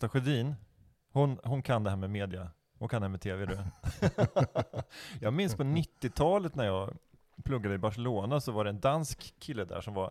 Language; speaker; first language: Swedish; native; Swedish